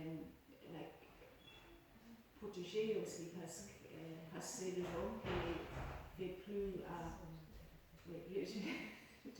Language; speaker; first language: French; non-native, learner; English